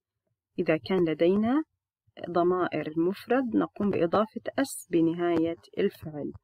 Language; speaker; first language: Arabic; native; Arabic